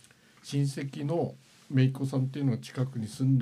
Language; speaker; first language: Japanese; native; Japanese